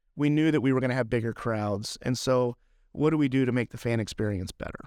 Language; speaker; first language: English; native; English